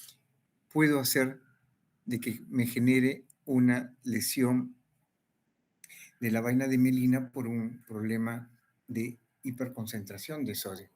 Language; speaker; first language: Spanish; native; Spanish